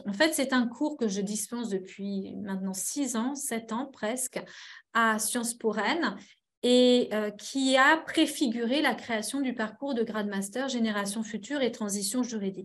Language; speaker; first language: French; native; French